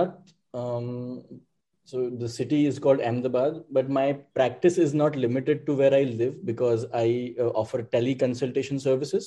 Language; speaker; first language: English; non-native, local second language; Gujarati